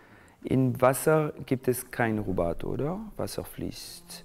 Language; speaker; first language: German; non-native, fluent; French